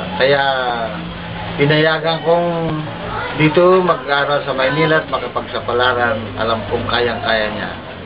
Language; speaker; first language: Filipino; non-native, local second language; Iloko